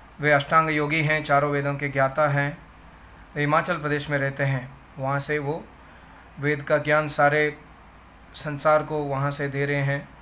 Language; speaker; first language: Hindi; non-native, local second language; Tamil